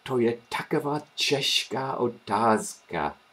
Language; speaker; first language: Czech; non-native, fluent; English